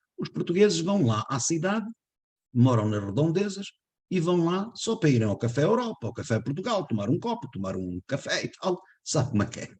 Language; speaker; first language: Portuguese; native; Portuguese